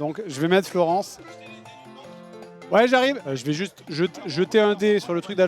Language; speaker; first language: French; native; French